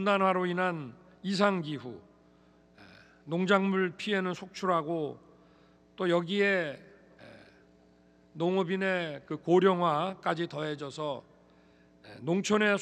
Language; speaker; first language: Korean; native; Korean